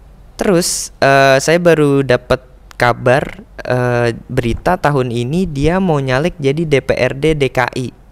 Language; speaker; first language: Indonesian; native; Indonesian